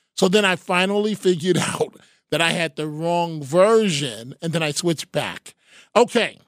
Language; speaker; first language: English; native; English